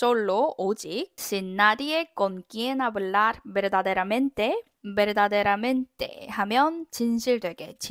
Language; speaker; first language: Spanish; non-native, fluent; Korean